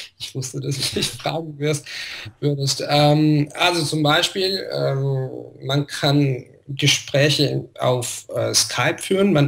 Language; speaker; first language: German; non-native, fluent; Italian